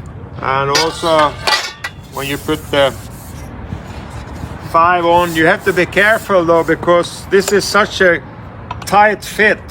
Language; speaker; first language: English; non-native, fluent; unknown